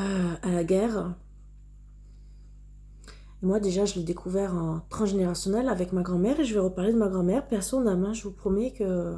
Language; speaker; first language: French; native; French